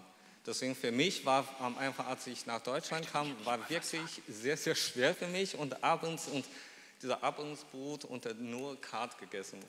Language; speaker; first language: German; non-native, fluent; Chinese